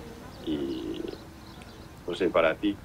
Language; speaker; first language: Spanish; non-native, fluent; French